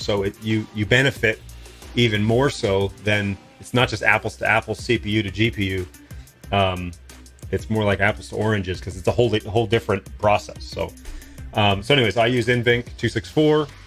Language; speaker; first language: English; native; English